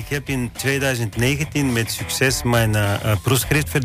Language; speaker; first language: Dutch; non-native, fluent; Bulgarian